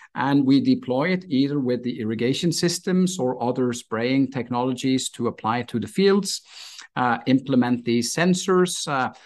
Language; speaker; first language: English; non-native, fluent; Norwegian